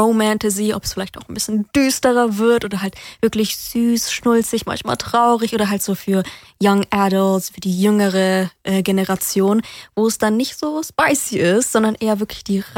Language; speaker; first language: German; native; German